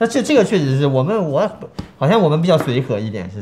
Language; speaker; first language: Chinese; native; Chinese